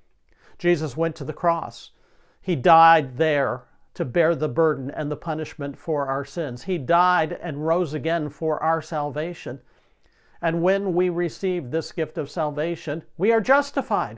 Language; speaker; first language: English; native; English